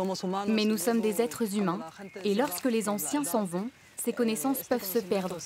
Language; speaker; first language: French; native; French